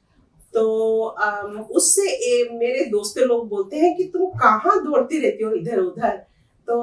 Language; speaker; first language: Hindi; non-native, local second language; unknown